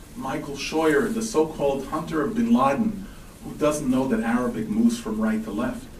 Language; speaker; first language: English; native; English